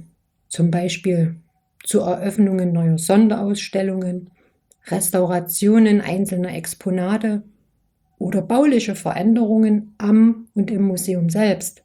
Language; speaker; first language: German; native; German